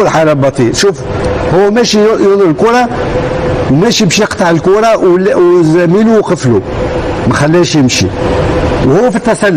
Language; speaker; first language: Arabic; native; Arabic